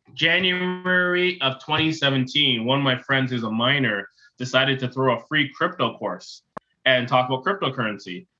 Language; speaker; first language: English; native; English